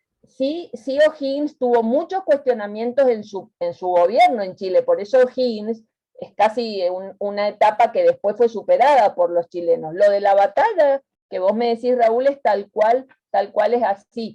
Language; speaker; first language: Spanish; native; Spanish